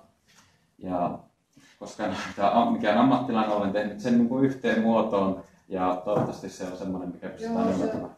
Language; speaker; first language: Finnish; native; Finnish